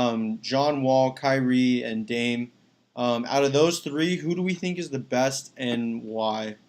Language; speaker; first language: English; native; English